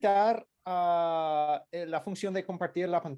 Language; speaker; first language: Spanish; non-native, fluent; English